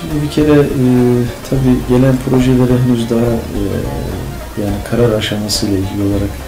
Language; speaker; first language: Turkish; native; Turkish